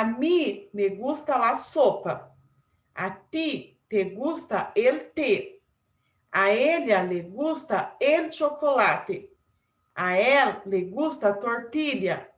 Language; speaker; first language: Spanish; non-native, fluent; Portuguese